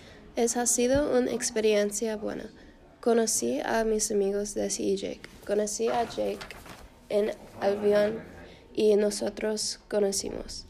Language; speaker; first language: Spanish; non-native, learner; English